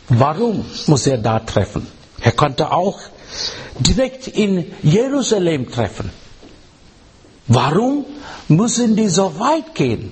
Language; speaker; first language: German; non-native, fluent; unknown